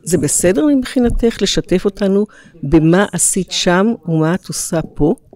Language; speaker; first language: Hebrew; native; Hebrew